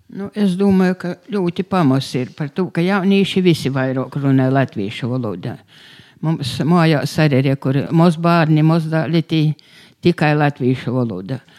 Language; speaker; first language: Latvian; native; Latvian